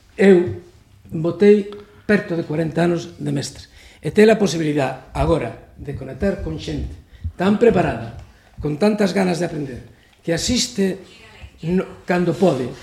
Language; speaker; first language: Galician; non-native, local second language; Spanish